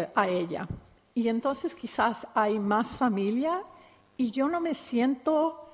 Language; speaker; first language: Spanish; non-native, fluent; English